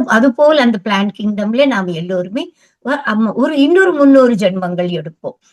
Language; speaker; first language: Tamil; non-native, local second language; Telugu